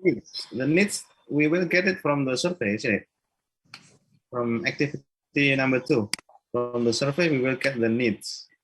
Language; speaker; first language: English; non-native, learner; Malay